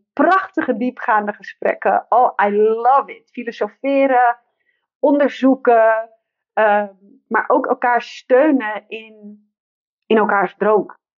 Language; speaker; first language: Dutch; native; Dutch